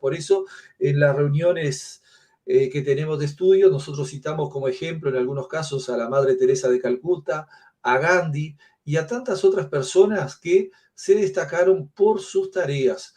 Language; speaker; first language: Spanish; native; Spanish